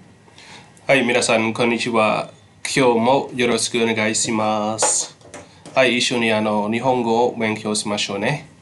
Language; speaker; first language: Japanese; non-native, fluent; Khmer